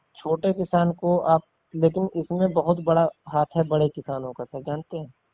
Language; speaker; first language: Hindi; native; Hindi